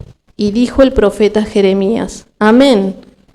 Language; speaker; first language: Spanish; native; Spanish